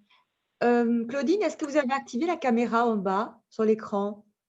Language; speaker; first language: French; native; French